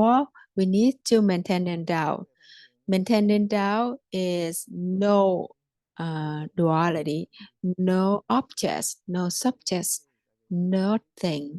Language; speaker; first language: English; non-native, fluent; Vietnamese